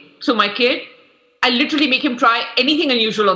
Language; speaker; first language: English; non-native, local second language; Hindi